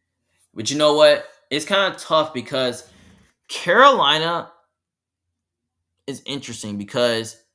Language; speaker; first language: English; native; English